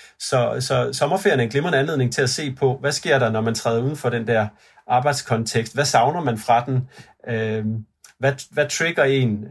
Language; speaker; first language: Danish; native; Danish